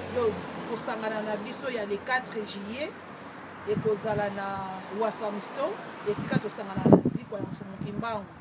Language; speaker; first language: Lingala; non-native, local second language; Kongo